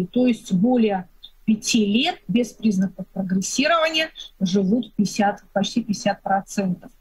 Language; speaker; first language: Russian; native; Russian